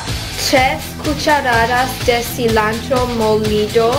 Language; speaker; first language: Spanish; non-native, learner; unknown